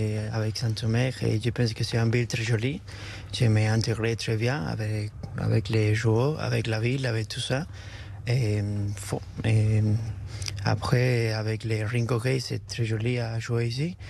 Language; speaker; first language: French; non-native, learner; Spanish